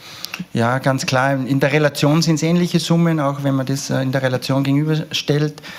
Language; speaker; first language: German; native; German